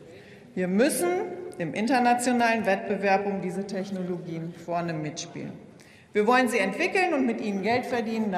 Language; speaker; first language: German; native; German